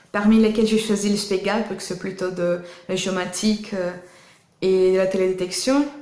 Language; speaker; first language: French; non-native, fluent; Portuguese